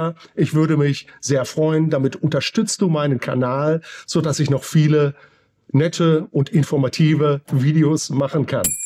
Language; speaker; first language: German; native; German